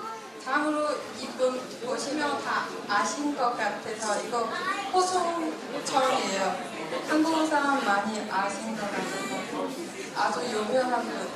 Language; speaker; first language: Korean; non-native, fluent; Chinese